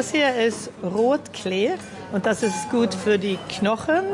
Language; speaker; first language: German; early bilingual, heritage; German